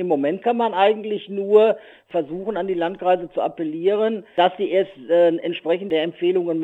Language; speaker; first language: German; native; German